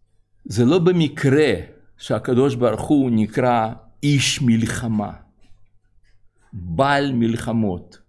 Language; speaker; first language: Hebrew; non-native, fluent; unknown